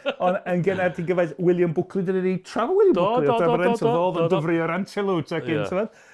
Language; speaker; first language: Welsh; native; Welsh